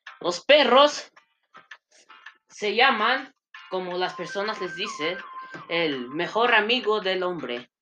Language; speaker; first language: Spanish; non-native, learner; English